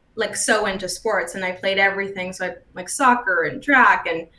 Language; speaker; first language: English; native; English